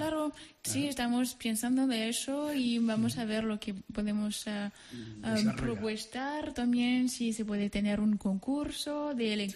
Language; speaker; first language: Spanish; non-native, learner; French